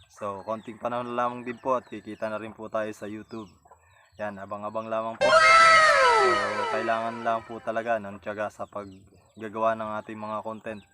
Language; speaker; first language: Filipino; native; Filipino